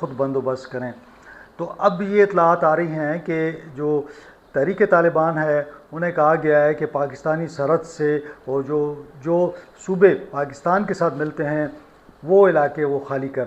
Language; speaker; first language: Urdu; native; Urdu